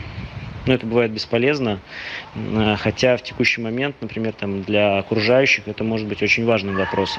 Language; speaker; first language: Russian; native; Russian